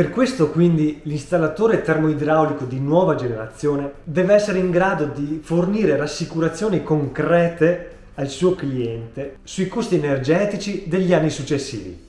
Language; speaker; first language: Italian; native; Italian